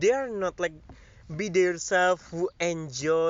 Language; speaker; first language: English; non-native, learner; Indonesian